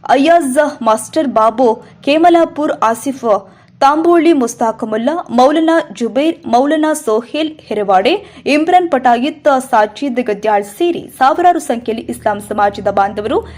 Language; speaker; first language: Kannada; native; Kannada